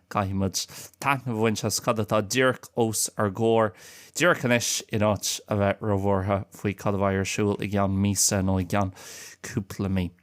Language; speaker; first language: Irish; non-native, local second language; English